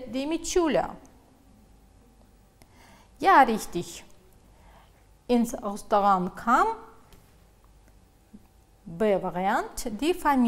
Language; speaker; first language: German; non-native, fluent; Uzbek